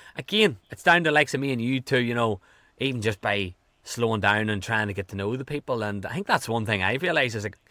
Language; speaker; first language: English; native; English